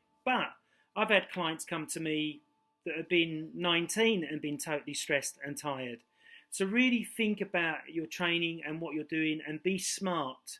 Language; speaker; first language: English; native; English